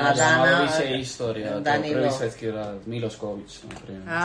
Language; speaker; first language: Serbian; early bilingual, heritage; Spanish